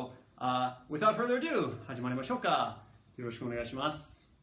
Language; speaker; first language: Japanese; non-native, fluent; English